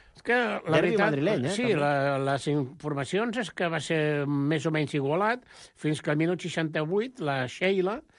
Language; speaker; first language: Catalan; non-native, local second language; Spanish